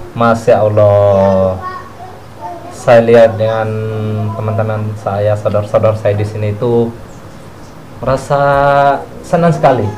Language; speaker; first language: Indonesian; non-native, fluent; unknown